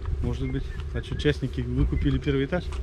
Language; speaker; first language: Russian; native; Russian